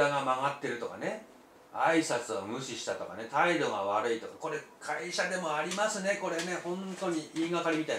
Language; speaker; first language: Japanese; native; Japanese